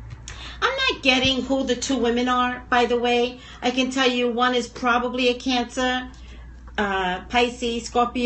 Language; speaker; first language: English; native; English